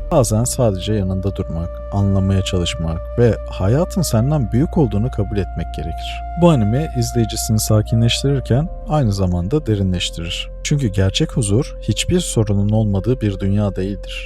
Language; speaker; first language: Turkish; native; Turkish